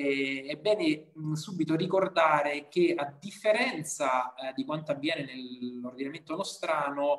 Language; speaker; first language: Italian; native; Italian